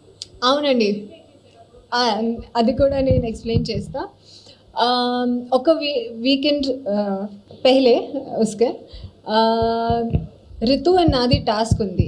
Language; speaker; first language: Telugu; non-native, learner; Hindi